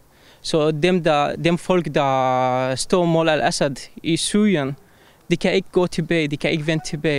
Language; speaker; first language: Danish; non-native, fluent; Arabic